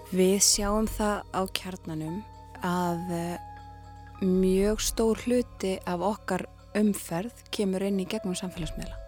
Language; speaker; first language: Icelandic; native; Icelandic